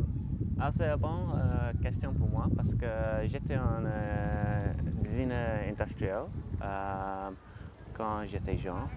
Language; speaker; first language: French; non-native, learner; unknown